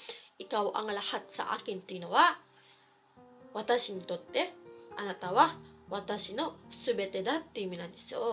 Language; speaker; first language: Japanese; non-native, fluent; Filipino